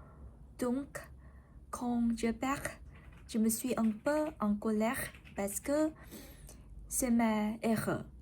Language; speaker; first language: French; non-native, learner; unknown